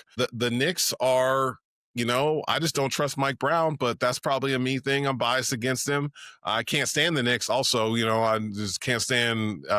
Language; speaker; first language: English; native; English